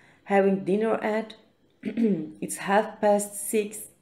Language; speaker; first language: English; non-native, fluent; Turkish